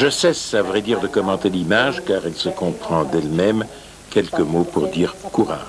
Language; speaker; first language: French; early bilingual, other home language; Russian